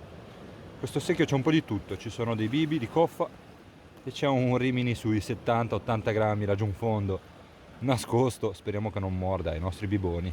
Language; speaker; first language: Italian; native; Italian